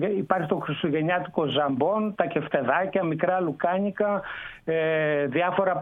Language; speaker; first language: Greek; early bilingual, other home language; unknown